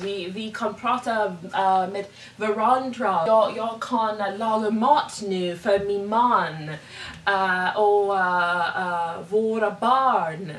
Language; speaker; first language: Swedish; non-native, learner; English